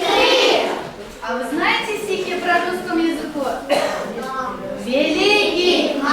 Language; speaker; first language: Russian; non-native, local second language; Kyrgyz